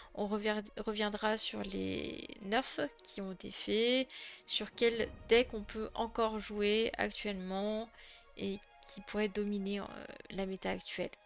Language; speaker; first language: French; native; French